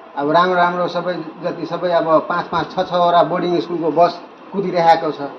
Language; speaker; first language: Nepali; non-native, local second language; Maithili